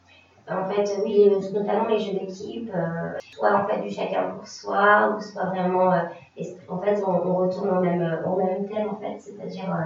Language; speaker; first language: French; native; French